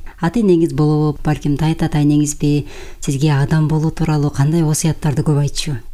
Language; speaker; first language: Kyrgyz; native; Kyrgyz